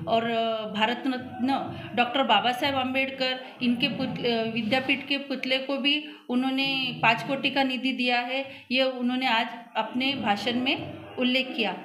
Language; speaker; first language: Hindi; non-native, local second language; Marathi